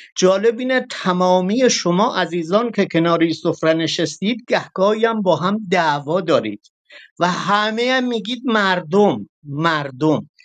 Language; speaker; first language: Persian; non-native, local second language; Kurdish